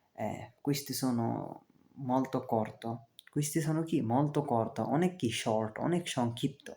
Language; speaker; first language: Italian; non-native, learner; Bangla